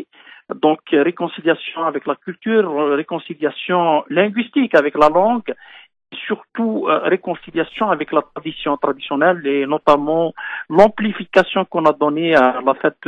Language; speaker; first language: French; non-native, local second language; Kabyle